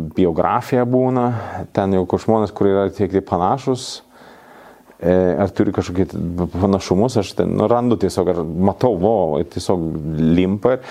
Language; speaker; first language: Lithuanian; non-native, fluent; Swedish